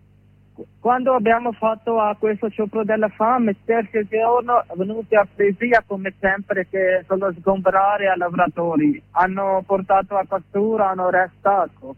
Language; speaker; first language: Italian; non-native, learner; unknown